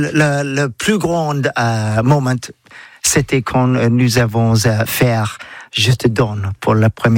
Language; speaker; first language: French; non-native, learner; English